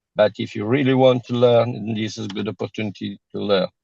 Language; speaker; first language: English; non-native, learner; Italian